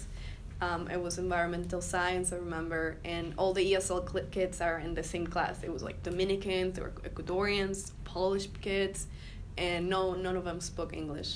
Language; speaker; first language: English; non-native, fluent; Spanish